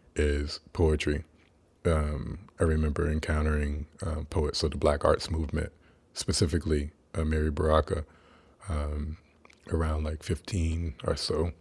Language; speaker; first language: English; native; English